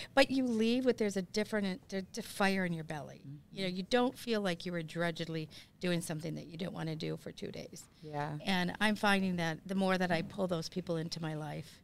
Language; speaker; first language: English; native; English